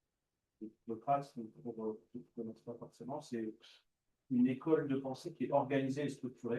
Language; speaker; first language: French; native; French